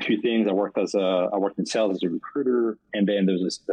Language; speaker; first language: English; non-native, fluent; French